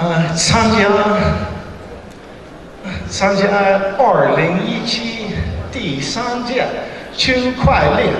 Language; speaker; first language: Chinese; non-native, learner; English